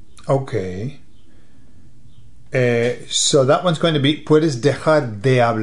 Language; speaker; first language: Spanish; non-native, learner; English